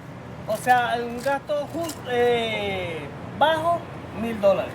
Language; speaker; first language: Spanish; native; Spanish